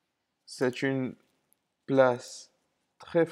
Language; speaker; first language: French; non-native, fluent; English